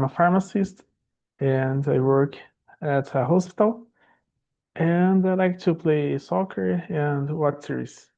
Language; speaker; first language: English; non-native, learner; Portuguese